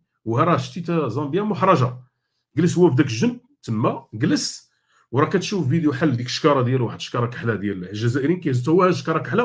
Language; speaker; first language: Arabic; native; Arabic